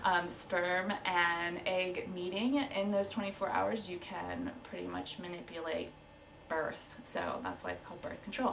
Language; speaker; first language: English; native; English